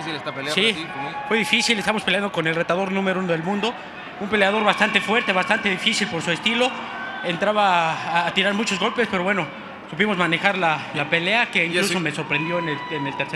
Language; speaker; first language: Spanish; native; Spanish